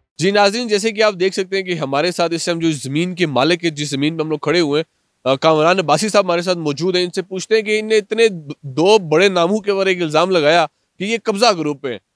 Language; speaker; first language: Urdu; non-native, local second language; Punjabi